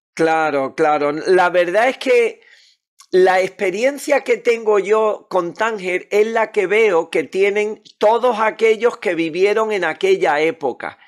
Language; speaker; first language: Spanish; native; Spanish